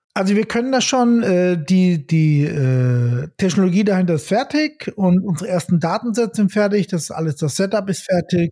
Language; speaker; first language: German; native; German